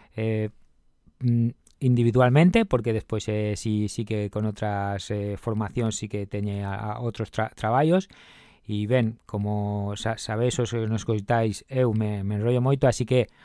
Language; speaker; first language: Galician; non-native, local second language; Spanish